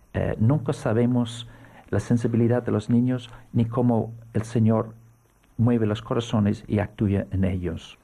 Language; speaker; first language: Spanish; non-native, fluent; English